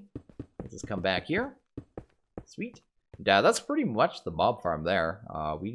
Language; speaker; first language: English; native; English